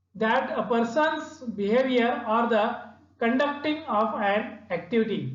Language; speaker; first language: English; non-native, local second language; Marathi